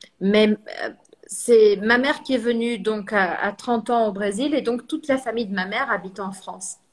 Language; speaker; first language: French; early bilingual, heritage; French